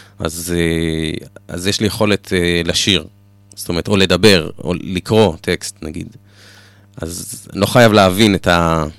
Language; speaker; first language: Hebrew; native; Hebrew